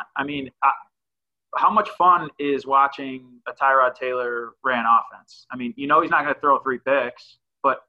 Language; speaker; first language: English; native; English